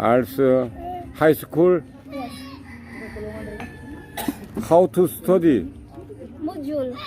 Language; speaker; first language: English; non-native, learner; Korean